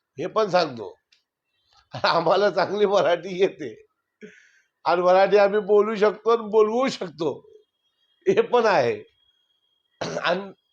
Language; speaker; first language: Marathi; native; Marathi